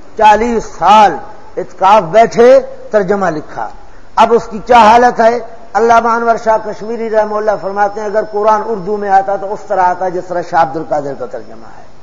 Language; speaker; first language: Urdu; non-native, local second language; Saraiki